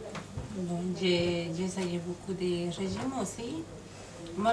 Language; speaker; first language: French; non-native, learner; Spanish